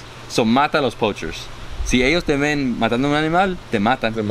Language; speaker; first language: Spanish; early bilingual, heritage; Spanish